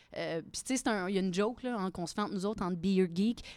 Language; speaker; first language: French; native; French